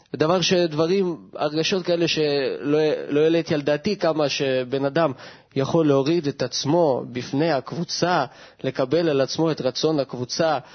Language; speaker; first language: Hebrew; early bilingual, other home language; Russian